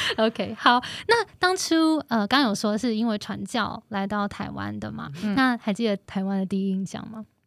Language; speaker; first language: Chinese; native; Chinese